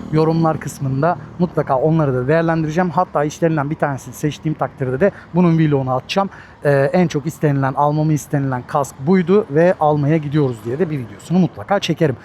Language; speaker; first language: Turkish; native; Turkish